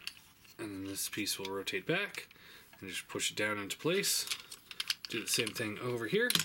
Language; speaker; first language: English; native; English